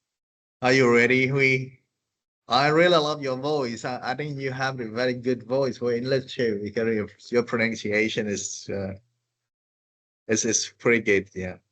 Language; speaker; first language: English; non-native, fluent; Vietnamese